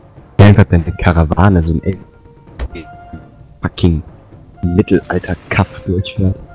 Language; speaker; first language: German; native; German